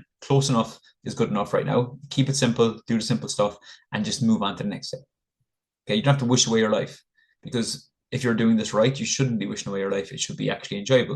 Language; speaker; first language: English; native; English